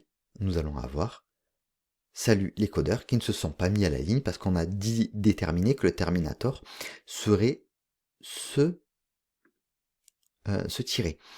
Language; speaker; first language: French; native; French